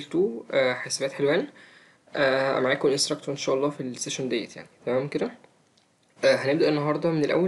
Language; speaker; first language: Arabic; native; Arabic